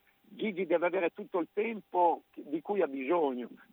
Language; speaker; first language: Italian; native; Italian